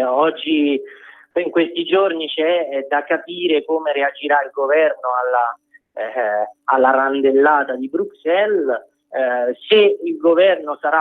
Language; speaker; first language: Italian; native; Italian